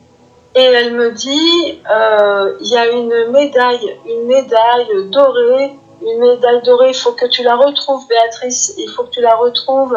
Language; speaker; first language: French; native; French